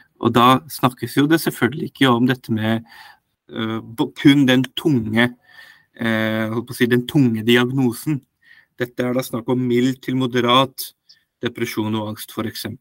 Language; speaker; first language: Norwegian; early bilingual, other home language; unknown